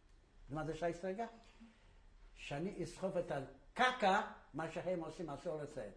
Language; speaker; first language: Hebrew; non-native, fluent; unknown